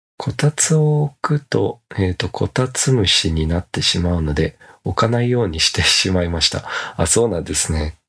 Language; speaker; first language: Japanese; native; Japanese